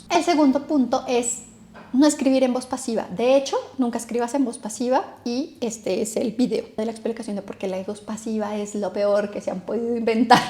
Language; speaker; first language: Spanish; native; Spanish